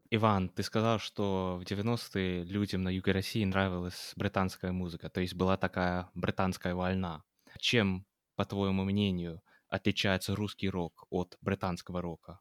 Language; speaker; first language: Russian; non-native, fluent; English